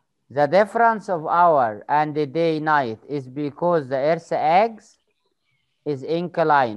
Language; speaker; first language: English; non-native, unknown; Arabic